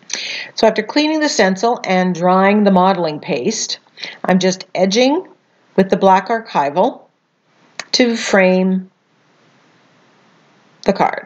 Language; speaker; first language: English; native; English